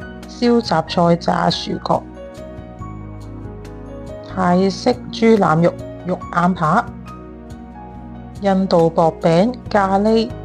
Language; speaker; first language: Chinese; native; Chinese